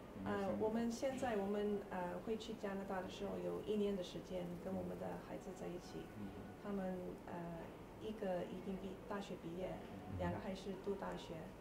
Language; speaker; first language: Chinese; early bilingual, heritage; English